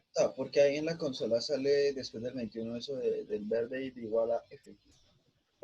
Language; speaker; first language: Spanish; native; Spanish